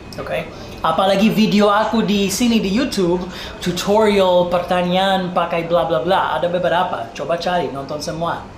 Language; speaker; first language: Indonesian; non-native, fluent; English